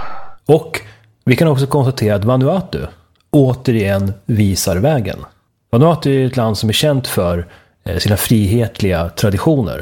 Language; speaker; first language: Swedish; native; Swedish